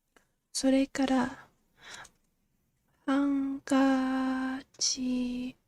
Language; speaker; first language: Japanese; non-native, learner; English